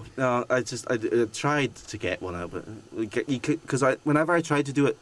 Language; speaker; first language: English; native; English